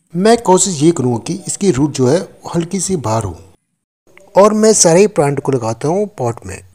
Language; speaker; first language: Hindi; non-native, local second language; Nepali